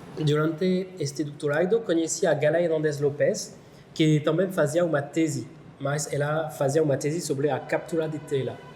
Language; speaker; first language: Portuguese; non-native, learner; French